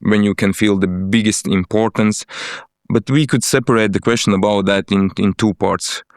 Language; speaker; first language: English; non-native, fluent; Latvian